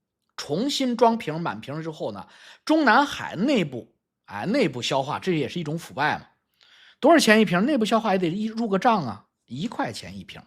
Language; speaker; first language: Chinese; native; Chinese